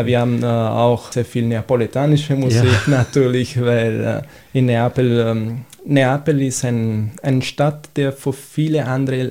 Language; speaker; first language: German; non-native, fluent; Italian